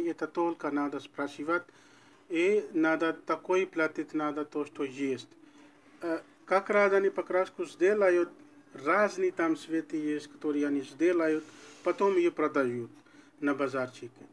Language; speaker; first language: Russian; non-native, learner; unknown